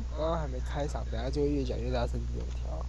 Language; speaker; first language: Chinese; native; Chinese